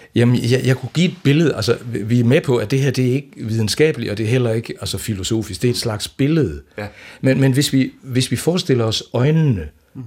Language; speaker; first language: Danish; native; Danish